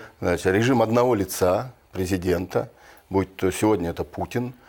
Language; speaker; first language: Russian; native; Russian